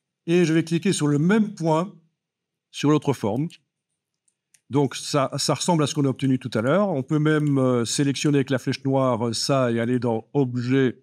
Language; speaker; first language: French; native; French